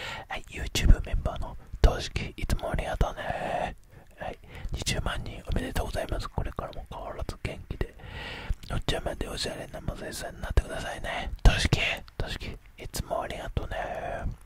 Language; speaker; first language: Japanese; native; Japanese